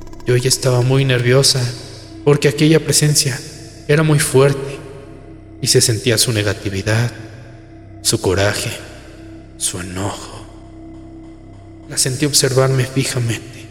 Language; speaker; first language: Spanish; native; Spanish